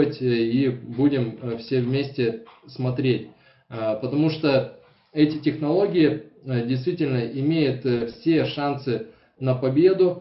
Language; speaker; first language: Russian; native; Russian